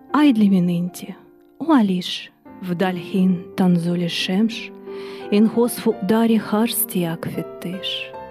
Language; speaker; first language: Maltese; non-native, fluent; Russian